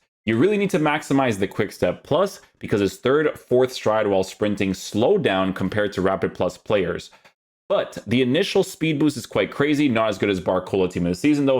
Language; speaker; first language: English; native; English